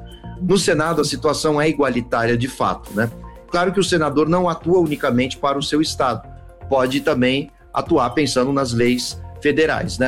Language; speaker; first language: Portuguese; native; Portuguese